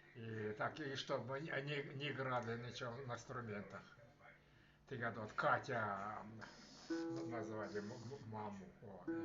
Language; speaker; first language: Russian; non-native, local second language; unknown